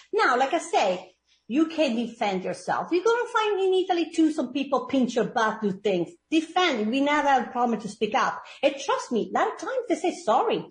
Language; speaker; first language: English; non-native, fluent; Italian